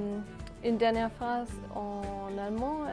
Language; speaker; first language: French; non-native, fluent; German